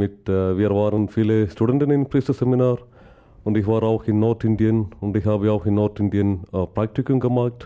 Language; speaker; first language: German; non-native, learner; Malayalam